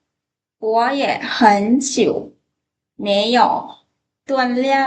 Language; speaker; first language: Chinese; non-native, fluent; Lao